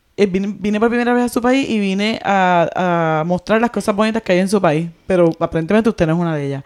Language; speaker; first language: Spanish; native; Spanish